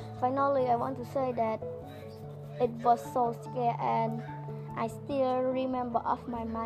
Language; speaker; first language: English; non-native, learner; Khmer